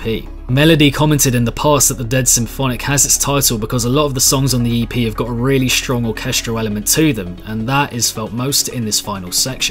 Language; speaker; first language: English; native; English